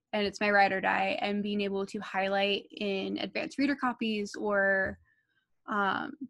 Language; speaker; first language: English; native; English